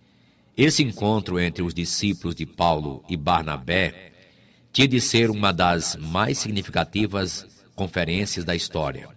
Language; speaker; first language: Portuguese; native; Portuguese